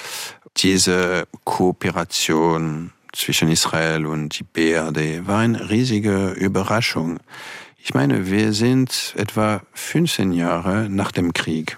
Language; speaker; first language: German; non-native, fluent; French